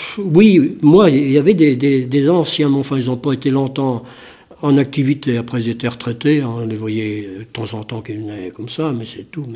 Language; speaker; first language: French; native; French